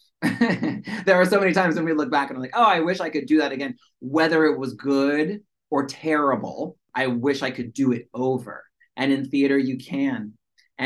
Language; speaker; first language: English; early bilingual, other home language; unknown